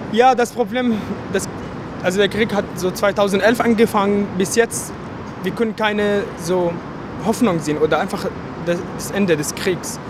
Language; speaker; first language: German; non-native, fluent; Arabic